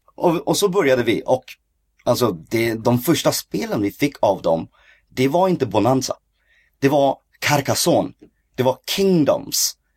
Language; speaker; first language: Swedish; early bilingual, other home language; Cantonese